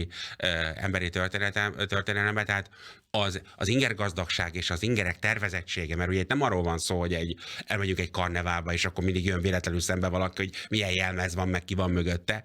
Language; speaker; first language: Hungarian; native; Hungarian